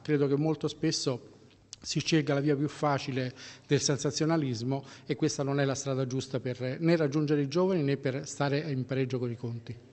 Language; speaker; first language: Italian; native; Italian